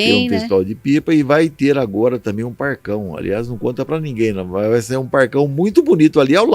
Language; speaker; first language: Portuguese; native; Portuguese